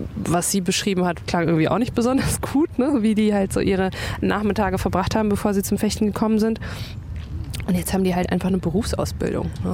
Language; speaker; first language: German; native; German